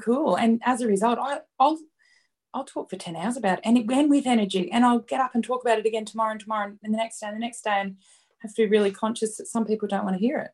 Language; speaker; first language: English; native; English